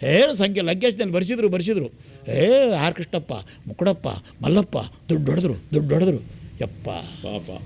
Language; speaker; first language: Kannada; native; Kannada